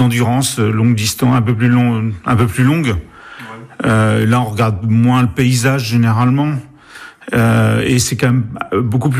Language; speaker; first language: French; native; French